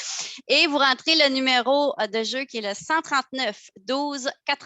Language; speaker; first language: French; native; French